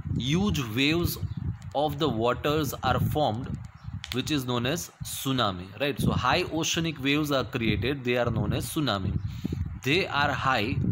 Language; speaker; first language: English; non-native, local second language; Gujarati